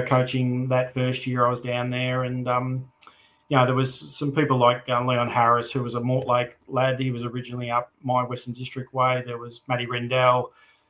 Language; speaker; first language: English; native; English